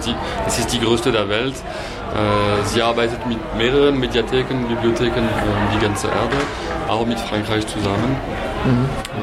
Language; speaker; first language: German; non-native, fluent; French